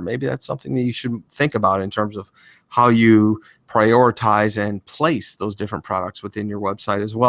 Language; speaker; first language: English; native; English